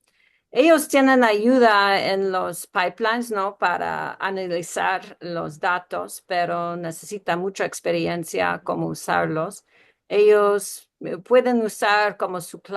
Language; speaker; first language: Spanish; non-native, fluent; English